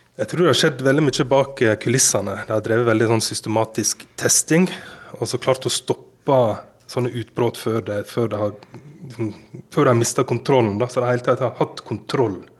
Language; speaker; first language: Norwegian; native; Norwegian